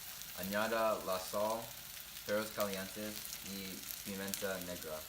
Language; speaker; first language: Spanish; non-native, learner; English